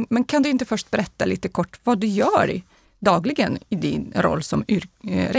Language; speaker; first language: Swedish; non-native, fluent; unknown